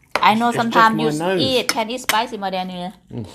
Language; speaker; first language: English; non-native, learner; Thai